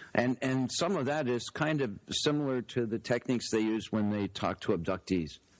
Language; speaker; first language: English; native; English